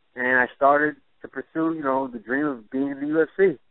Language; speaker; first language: English; native; English